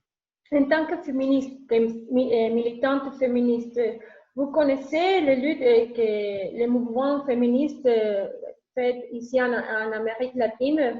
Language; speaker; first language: French; non-native, learner; Spanish